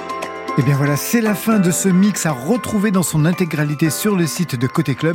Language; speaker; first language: French; native; French